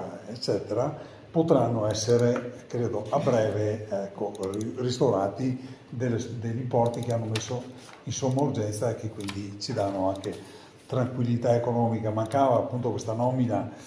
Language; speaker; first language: Italian; native; Italian